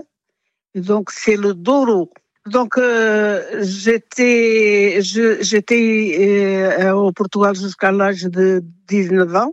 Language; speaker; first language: French; non-native, fluent; Portuguese